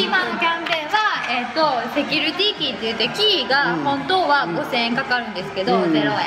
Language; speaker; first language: Japanese; native; Japanese